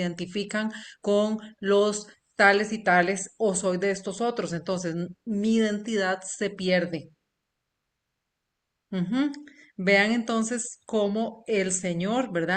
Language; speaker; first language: Spanish; native; Spanish